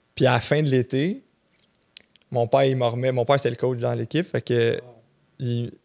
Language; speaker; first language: French; native; French